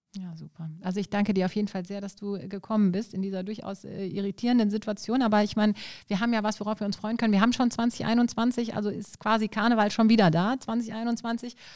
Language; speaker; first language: German; native; German